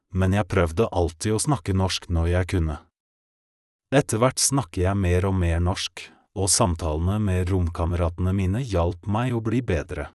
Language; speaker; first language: Norwegian; non-native, learner; Polish